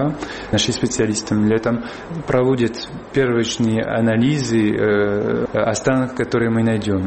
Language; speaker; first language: Russian; non-native, fluent; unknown